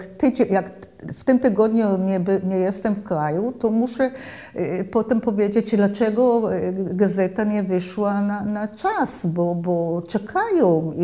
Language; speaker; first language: Polish; early bilingual, heritage; Polish